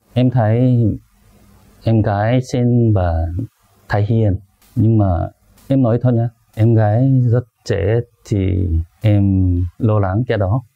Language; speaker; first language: Vietnamese; non-native, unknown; Korean